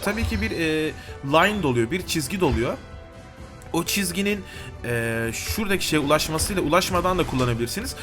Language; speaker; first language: Turkish; native; Turkish